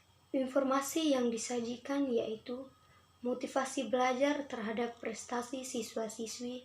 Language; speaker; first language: Indonesian; non-native, local second language; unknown